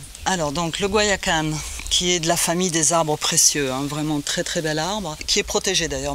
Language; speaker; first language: French; native; French